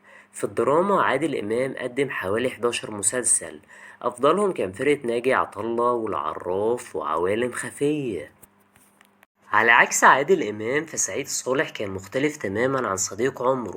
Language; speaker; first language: Arabic; native; Arabic